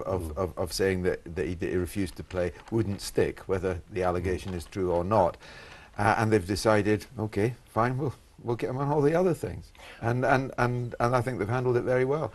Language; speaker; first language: English; native; English